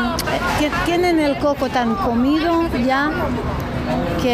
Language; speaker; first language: Spanish; non-native, fluent; Hebrew